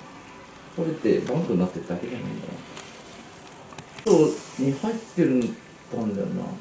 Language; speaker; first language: Japanese; native; Japanese